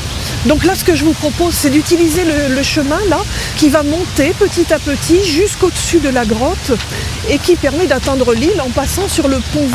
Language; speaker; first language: French; native; French